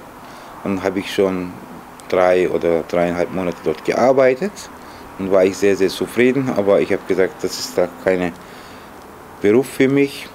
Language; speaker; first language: German; non-native, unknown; Turkish